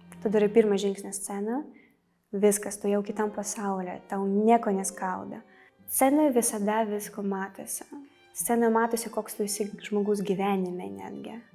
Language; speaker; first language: Lithuanian; non-native, fluent; Russian